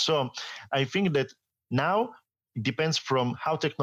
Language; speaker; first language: English; non-native, fluent; Italian